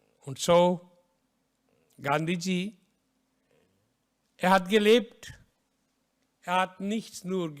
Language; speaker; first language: German; non-native, learner; Hindi